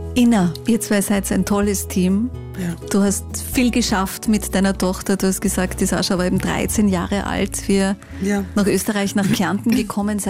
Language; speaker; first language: German; native; German